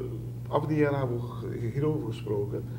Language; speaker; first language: Dutch; non-native, local second language; Papiamento